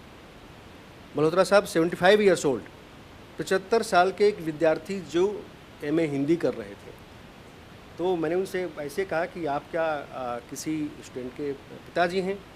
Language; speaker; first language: Hindi; native; Hindi